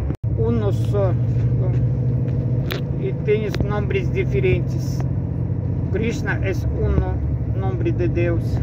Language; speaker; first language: Spanish; non-native, learner; Russian